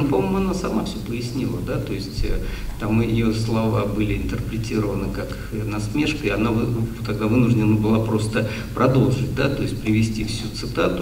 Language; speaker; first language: Russian; native; Russian